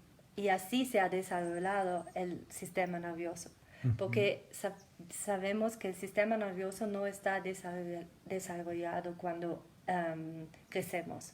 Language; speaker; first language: Spanish; non-native, fluent; German